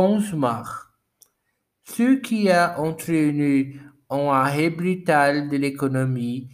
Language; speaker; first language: French; non-native, learner; Portuguese